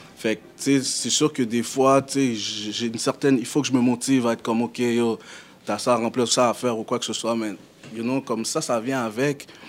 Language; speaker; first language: French; early bilingual, other home language; Haitian Creole